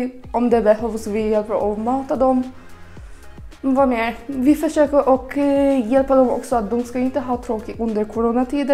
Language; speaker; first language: Swedish; early bilingual, other home language; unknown